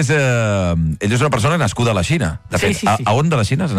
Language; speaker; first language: Catalan; native; Catalan